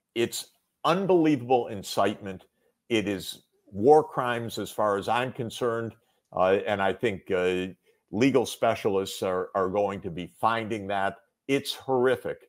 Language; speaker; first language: English; native; English